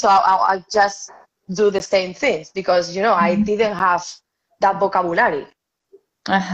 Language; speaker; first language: English; non-native, fluent; Spanish